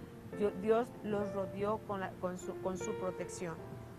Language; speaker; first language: Spanish; native; Spanish